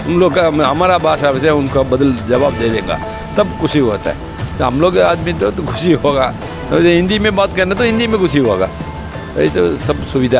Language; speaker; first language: Hindi; non-native, local second language; Tamil